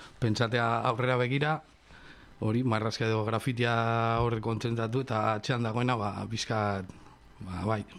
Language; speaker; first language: Basque; non-native, local second language; Spanish